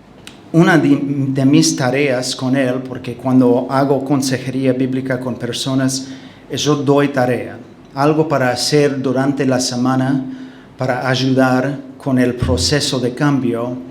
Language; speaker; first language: Spanish; non-native, fluent; English